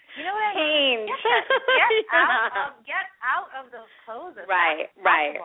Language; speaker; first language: English; early bilingual, other home language; Hindi